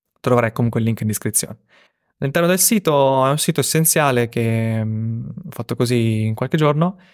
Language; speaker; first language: Italian; early bilingual, other home language; Russian